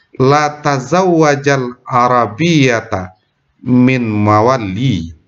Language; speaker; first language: Arabic; non-native, fluent; Indonesian